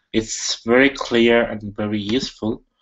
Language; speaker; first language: English; non-native, fluent; Italian